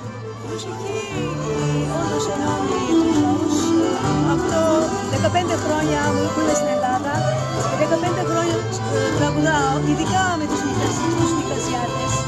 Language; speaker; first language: Greek; non-native, learner; Turkish